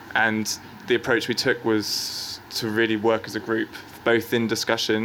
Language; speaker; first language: English; native; English